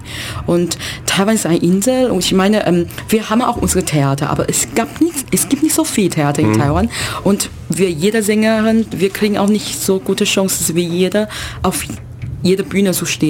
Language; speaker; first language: German; non-native, learner; Chinese